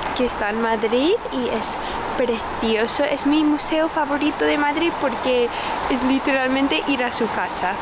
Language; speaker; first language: Spanish; non-native, fluent; English